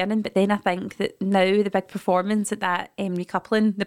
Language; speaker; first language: English; native; English